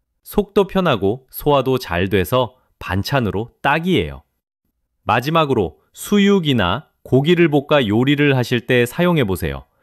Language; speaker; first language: Korean; native; Korean